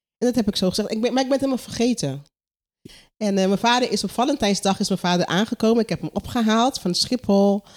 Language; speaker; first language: Dutch; non-native, local second language; Papiamento